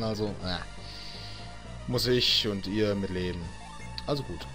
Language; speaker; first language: German; native; German